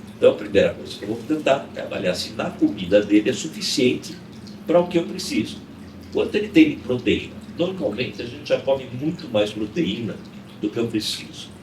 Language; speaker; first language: Portuguese; native; Portuguese